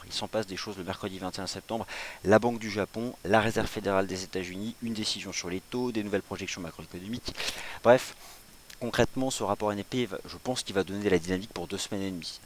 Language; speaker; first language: French; native; French